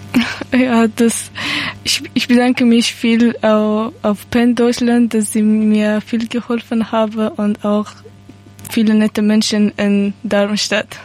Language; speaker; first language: German; non-native, learner; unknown